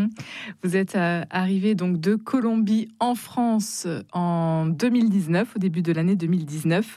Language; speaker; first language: French; native; French